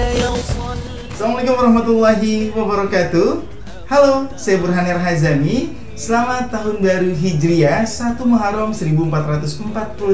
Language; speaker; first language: Indonesian; native; Indonesian